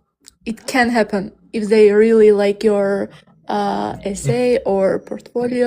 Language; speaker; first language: English; non-native, learner; Armenian